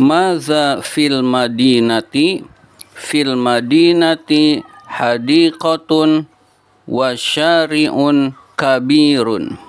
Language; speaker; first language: Arabic; non-native, fluent; Indonesian